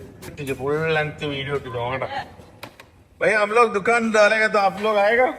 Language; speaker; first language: Hindi; non-native, local second language; Malayalam